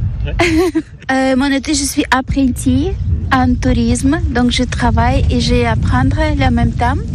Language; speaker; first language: French; non-native, learner; Ukrainian